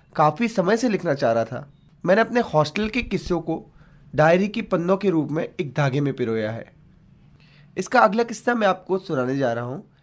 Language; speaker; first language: Hindi; native; Hindi